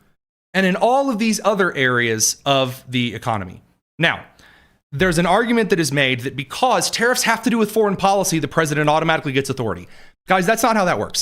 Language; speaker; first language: English; native; English